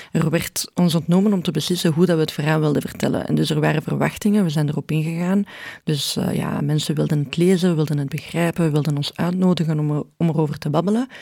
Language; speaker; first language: Dutch; early bilingual, other home language; Arabic